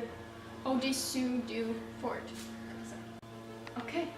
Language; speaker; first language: French; non-native, learner; English